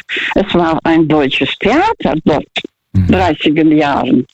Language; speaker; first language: German; non-native, fluent; Russian